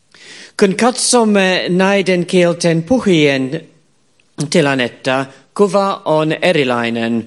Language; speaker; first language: Finnish; non-native, fluent; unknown